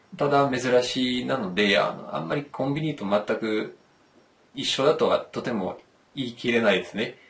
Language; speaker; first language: Japanese; non-native, fluent; French